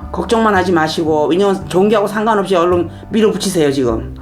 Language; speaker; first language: Korean; native; Korean